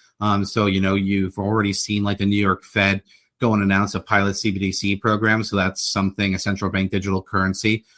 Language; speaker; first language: English; native; English